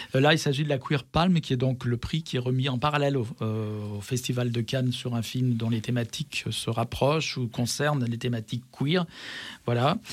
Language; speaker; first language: French; native; French